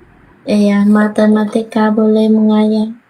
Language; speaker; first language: Indonesian; non-native, learner; Vietnamese